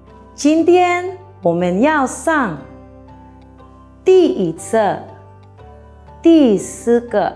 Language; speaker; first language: Chinese; non-native, fluent; Filipino